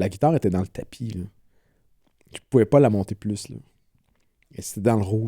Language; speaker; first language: French; native; French